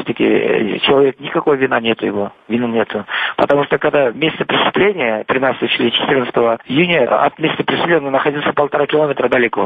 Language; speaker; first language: Russian; non-native, local second language; Kyrgyz